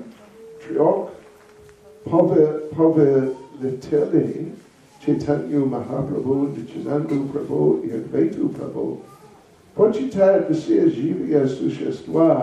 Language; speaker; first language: Russian; non-native, learner; English